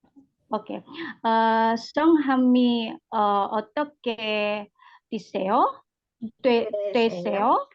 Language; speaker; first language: Korean; non-native, learner; Indonesian